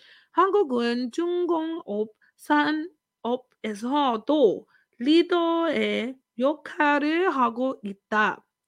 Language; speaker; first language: Korean; non-native, learner; English